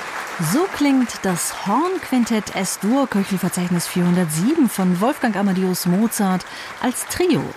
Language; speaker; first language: German; native; German